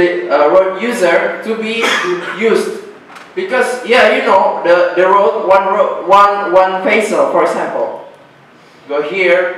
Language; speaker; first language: English; non-native, learner; Indonesian